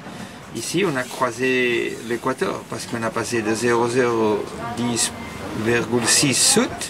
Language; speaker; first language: French; non-native, fluent; Spanish